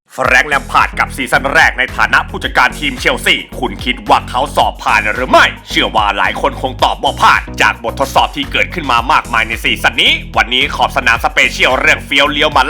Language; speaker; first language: Thai; native; Thai